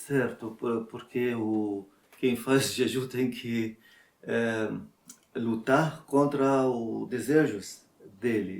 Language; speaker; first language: Portuguese; non-native, learner; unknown